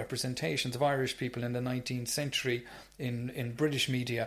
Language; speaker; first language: English; native; English